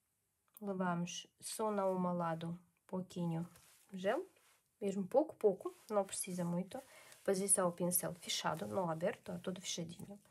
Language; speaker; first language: Portuguese; non-native, learner; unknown